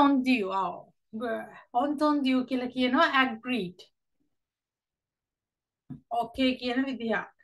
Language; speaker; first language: French; non-native, fluent; Sinhala